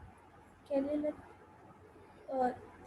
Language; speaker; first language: French; non-native, learner; Hindi